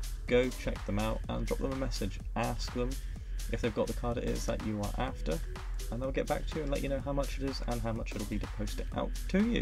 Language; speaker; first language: English; native; English